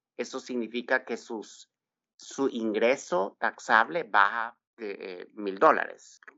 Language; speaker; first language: Spanish; native; Spanish